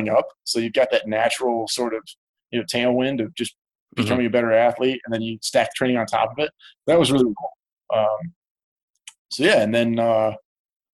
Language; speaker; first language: English; native; English